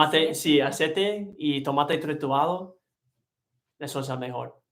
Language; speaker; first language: Spanish; non-native, learner; English